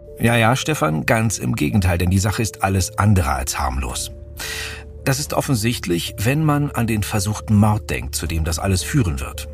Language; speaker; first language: German; native; German